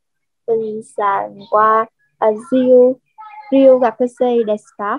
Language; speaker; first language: Japanese; non-native, learner; Vietnamese